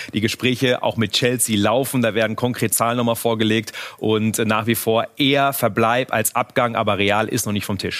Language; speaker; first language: German; native; German